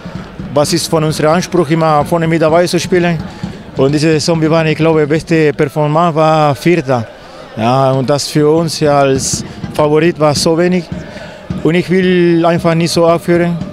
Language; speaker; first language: German; non-native, fluent; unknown